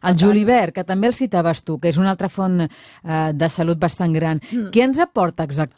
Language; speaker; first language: Catalan; native; Catalan